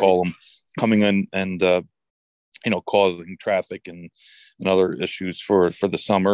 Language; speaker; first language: English; native; English